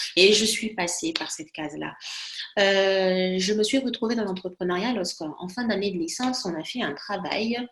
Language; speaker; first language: French; non-native, local second language; Lingala